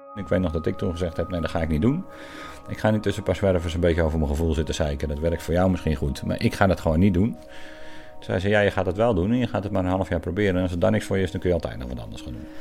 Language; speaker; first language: Dutch; native; Dutch